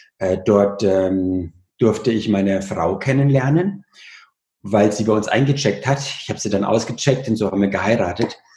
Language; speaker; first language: German; early bilingual, other home language; Italian